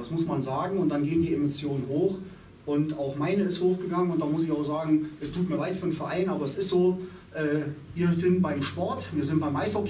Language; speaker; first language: German; native; German